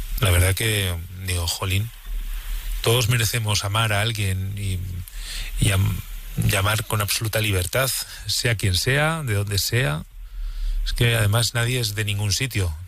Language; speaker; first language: Spanish; native; Spanish